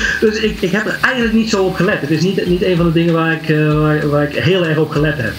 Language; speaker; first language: Dutch; native; Dutch